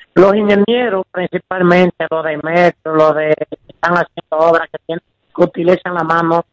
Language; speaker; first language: Spanish; native; Spanish